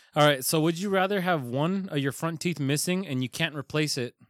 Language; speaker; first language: English; early bilingual, other home language; Spanish